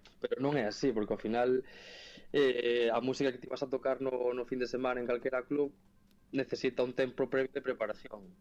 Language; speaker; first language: Galician; native; Galician